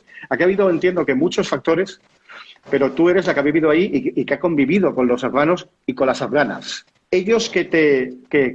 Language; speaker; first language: Spanish; native; Spanish